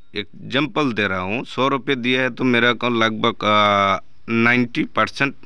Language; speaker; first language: Hindi; non-native, local second language; Bangla